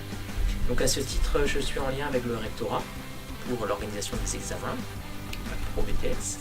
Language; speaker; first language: French; native; French